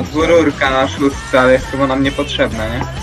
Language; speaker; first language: Polish; native; Polish